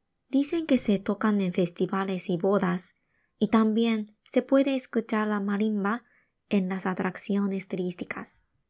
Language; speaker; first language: Spanish; non-native, fluent; Japanese